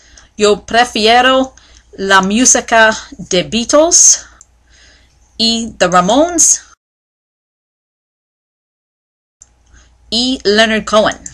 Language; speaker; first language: Spanish; non-native, learner; English